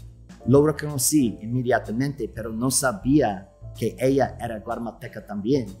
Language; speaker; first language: Spanish; non-native, fluent; English